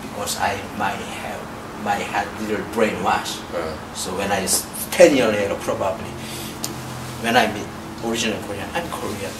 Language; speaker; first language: English; non-native, learner; Korean